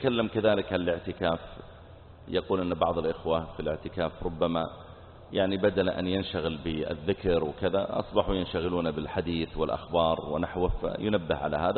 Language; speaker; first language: Arabic; native; Arabic